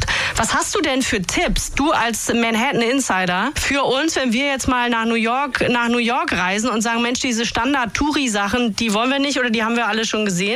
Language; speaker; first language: German; native; German